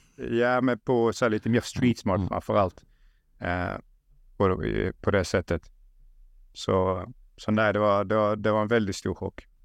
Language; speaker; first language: Swedish; early bilingual, other home language; Russian